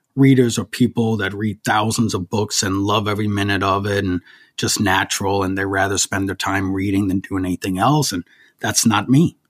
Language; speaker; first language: English; early bilingual, other home language; German